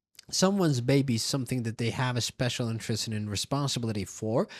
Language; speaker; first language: English; non-native, fluent; Turkish